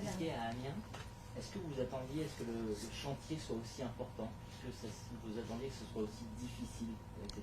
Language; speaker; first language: French; native; French